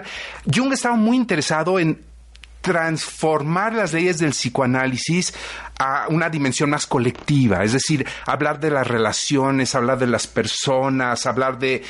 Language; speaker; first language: Spanish; native; Spanish